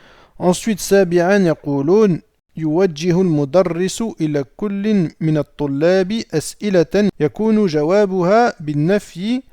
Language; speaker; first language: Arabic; non-native, fluent; French